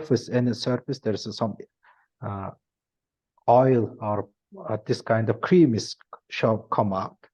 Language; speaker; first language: English; non-native, learner; Mongolian